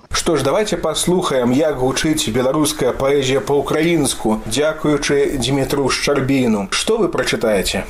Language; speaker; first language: Belarusian; native; Belarusian